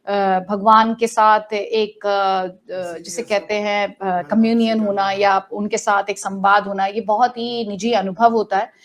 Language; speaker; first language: Hindi; native; Hindi